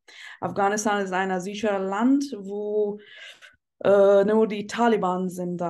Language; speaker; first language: German; non-native, fluent; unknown